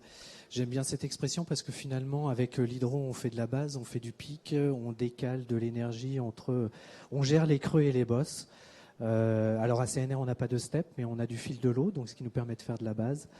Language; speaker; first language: French; native; French